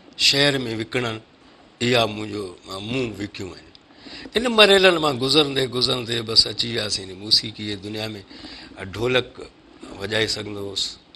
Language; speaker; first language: Sindhi; native; Sindhi